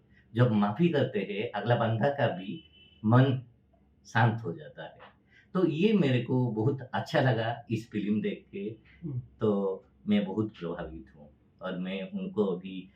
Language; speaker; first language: Hindi; non-native, local second language; Odia